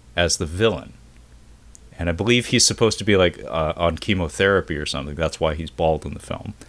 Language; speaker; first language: English; native; English